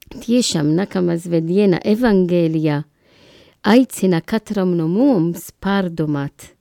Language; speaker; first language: Latvian; non-native, learner; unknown